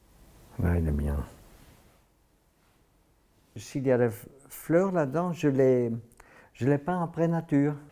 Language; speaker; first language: French; non-native, fluent; Dutch